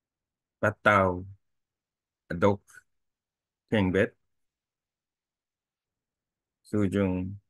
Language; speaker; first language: Vietnamese; non-native, learner; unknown